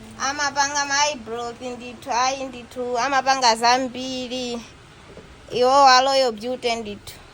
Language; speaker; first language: Nyanja; non-native, local second language; Tumbuka